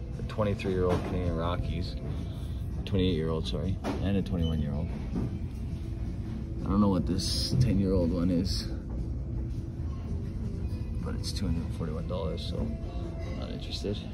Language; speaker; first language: English; native; English